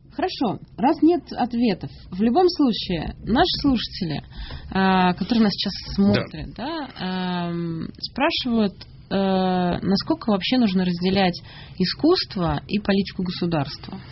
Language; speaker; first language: Russian; native; Russian